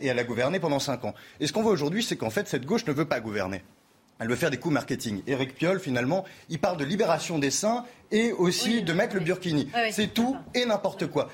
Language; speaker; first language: French; native; French